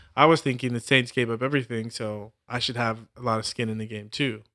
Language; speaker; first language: English; native; English